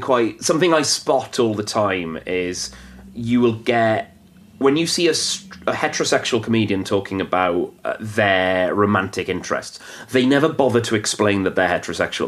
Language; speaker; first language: English; non-native, local second language; Welsh